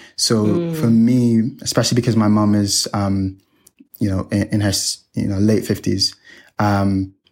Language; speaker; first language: English; native; English